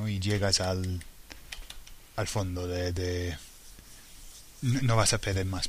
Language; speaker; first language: Spanish; non-native, fluent; English